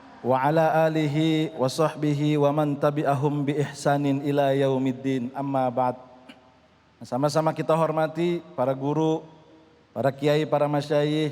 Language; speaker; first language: Indonesian; native; Indonesian